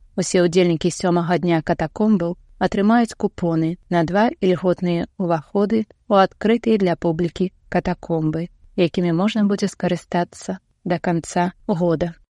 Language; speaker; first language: Belarusian; native; Belarusian